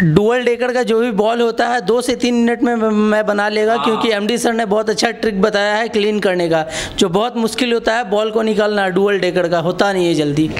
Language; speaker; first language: Hindi; native; Hindi